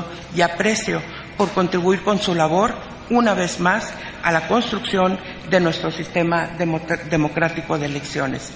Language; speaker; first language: Spanish; native; Spanish